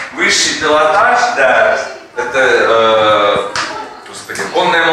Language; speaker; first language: Russian; native; Russian